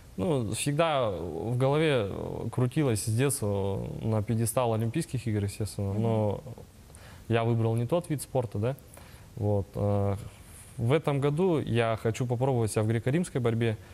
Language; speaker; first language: Russian; native; Russian